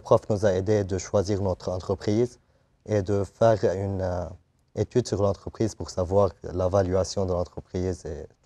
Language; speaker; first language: French; non-native, local second language; Arabic